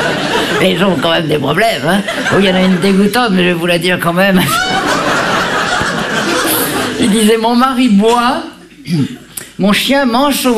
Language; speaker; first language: French; native; French